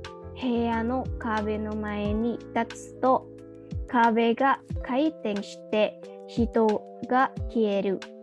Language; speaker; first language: Japanese; non-native, learner; Indonesian